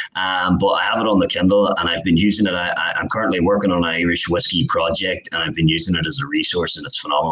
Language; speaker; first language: English; native; English